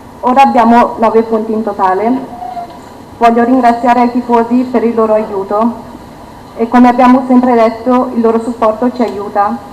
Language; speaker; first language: Italian; non-native, fluent; Turkish